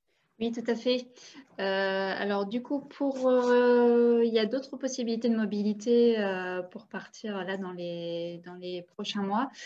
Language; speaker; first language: French; native; French